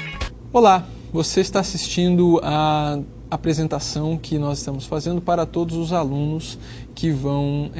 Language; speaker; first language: Portuguese; native; Portuguese